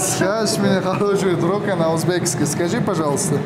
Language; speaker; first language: Russian; non-native, learner; Uzbek